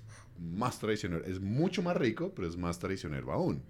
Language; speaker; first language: Spanish; native; Spanish